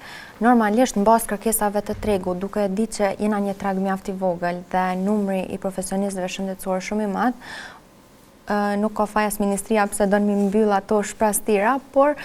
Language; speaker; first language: Albanian; native; Albanian